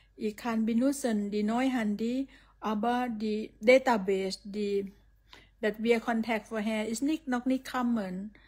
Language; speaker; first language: German; non-native, learner; Thai